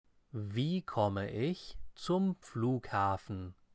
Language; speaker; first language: German; non-native, fluent; English